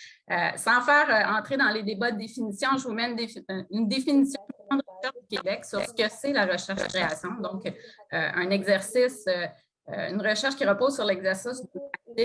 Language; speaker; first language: French; native; French